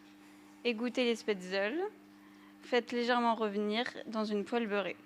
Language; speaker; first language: French; native; French